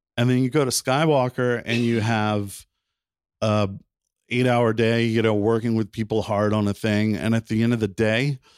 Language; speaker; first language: English; native; English